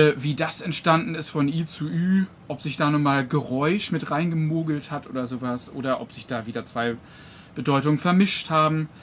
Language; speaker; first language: German; native; German